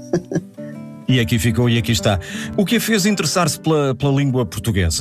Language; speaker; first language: Portuguese; native; Portuguese